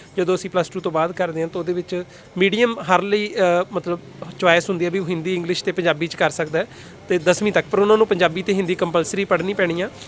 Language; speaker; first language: Punjabi; native; Punjabi